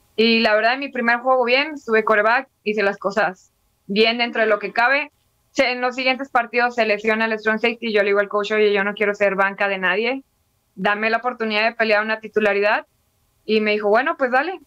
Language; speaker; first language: Spanish; native; Spanish